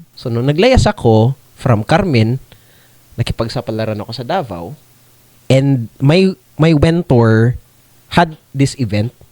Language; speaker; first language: Filipino; non-native, local second language; Cebuano